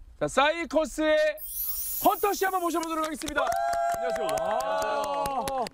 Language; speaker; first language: Korean; native; Korean